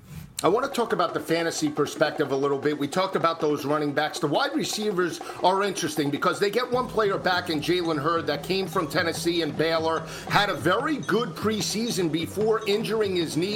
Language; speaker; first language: English; native; English